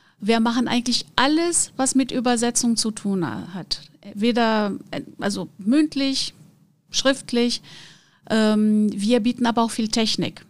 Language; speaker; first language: German; non-native, fluent; Portuguese